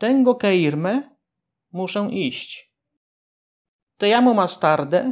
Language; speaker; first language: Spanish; non-native, fluent; Polish